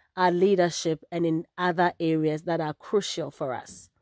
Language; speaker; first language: English; non-native, local second language; Akan